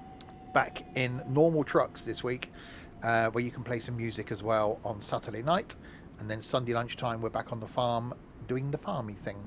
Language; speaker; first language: English; native; English